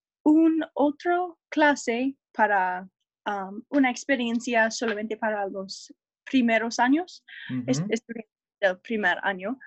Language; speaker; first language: Spanish; non-native, learner; English